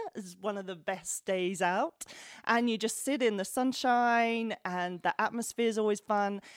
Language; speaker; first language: English; native; English